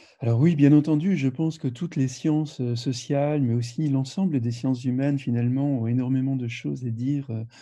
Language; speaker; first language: French; native; French